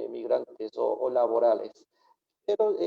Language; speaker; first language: Spanish; non-native, fluent; Japanese